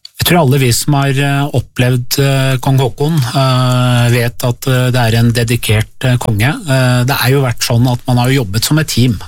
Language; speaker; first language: Norwegian; early bilingual, other home language; Persian